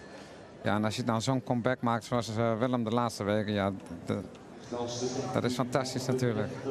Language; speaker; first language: Dutch; native; Dutch